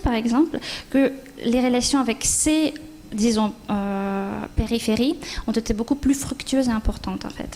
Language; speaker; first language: French; non-native, fluent; Ukrainian